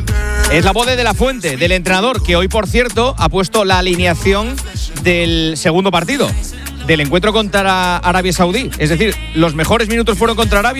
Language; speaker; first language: Spanish; native; Spanish